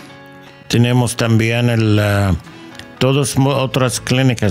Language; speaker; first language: Spanish; non-native, learner; English